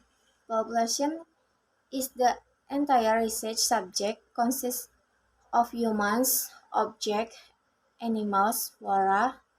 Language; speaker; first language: English; non-native, learner; Indonesian